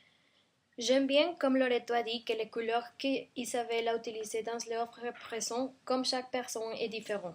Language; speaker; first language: French; non-native, learner; Spanish